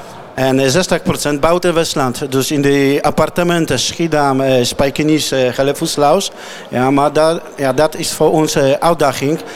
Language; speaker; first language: Dutch; non-native, learner; Polish